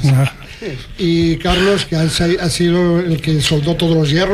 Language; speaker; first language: Spanish; native; Spanish